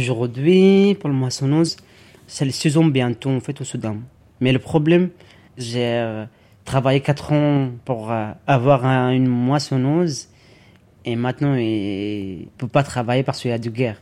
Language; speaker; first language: French; non-native, learner; Arabic